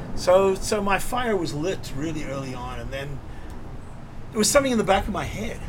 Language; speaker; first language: English; native; English